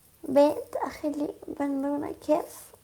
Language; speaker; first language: Arabic; non-native, learner; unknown